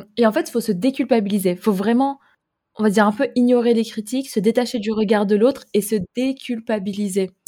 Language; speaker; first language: French; non-native, fluent; Arabic